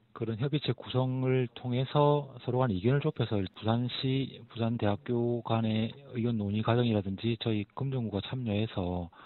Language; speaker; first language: Korean; non-native, fluent; German